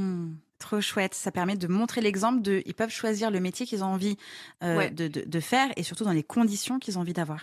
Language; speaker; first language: French; native; French